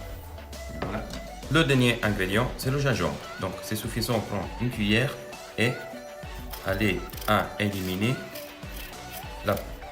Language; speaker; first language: French; non-native, fluent; Italian